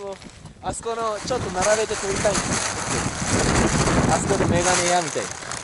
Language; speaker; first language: Japanese; native; Japanese